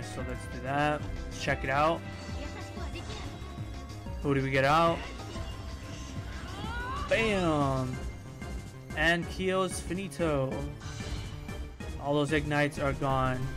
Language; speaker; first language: English; native; English